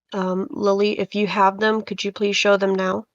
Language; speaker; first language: English; native; English